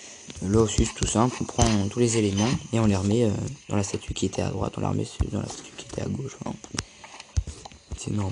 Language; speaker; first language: French; native; French